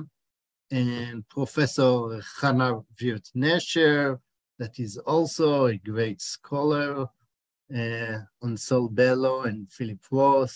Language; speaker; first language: English; non-native, fluent; Hebrew